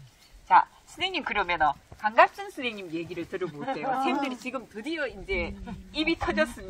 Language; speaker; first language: Korean; native; Korean